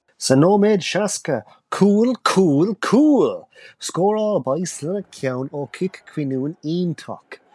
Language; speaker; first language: Irish; non-native, local second language; English